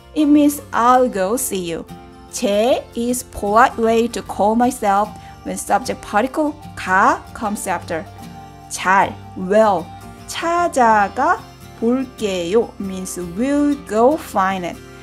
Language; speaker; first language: English; non-native, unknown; Korean